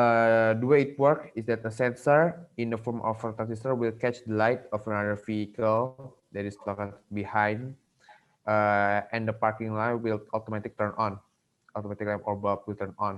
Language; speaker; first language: English; non-native, learner; Indonesian